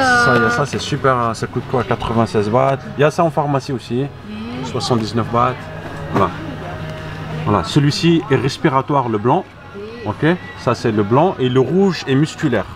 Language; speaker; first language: French; native; French